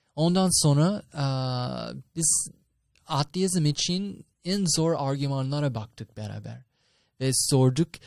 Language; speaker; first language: Turkish; non-native, fluent; English